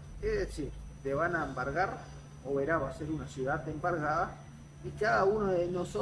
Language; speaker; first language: Spanish; native; Spanish